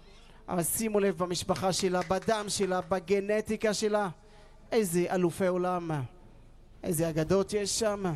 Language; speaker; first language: Hebrew; non-native, local second language; Arabic